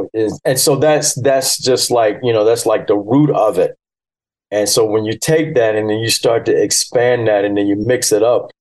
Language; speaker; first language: English; early bilingual, other home language; Yoruba